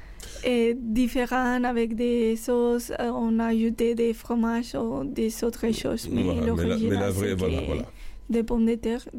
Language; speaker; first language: French; non-native, learner; Spanish